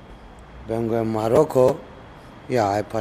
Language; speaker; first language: Spanish; non-native, learner; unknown